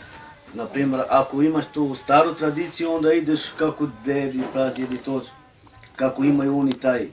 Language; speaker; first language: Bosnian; non-native, local second language; Romany